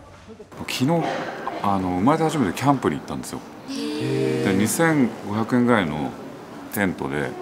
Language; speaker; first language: Japanese; native; Japanese